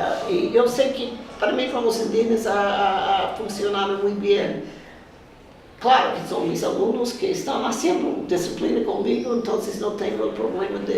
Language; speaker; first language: Spanish; non-native, fluent; English